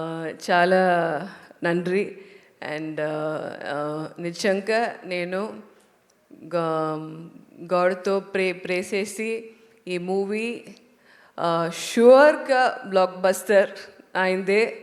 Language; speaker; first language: Telugu; non-native, learner; Tamil